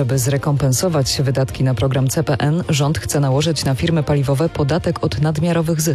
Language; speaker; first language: Polish; native; Polish